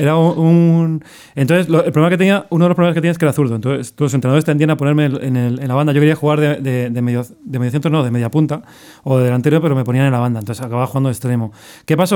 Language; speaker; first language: Spanish; native; Spanish